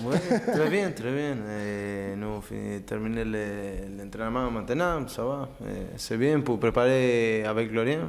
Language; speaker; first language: French; non-native, learner; Spanish